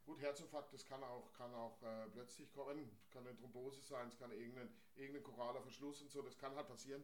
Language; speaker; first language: German; native; German